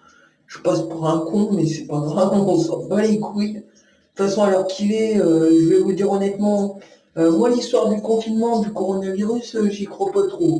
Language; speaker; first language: French; native; French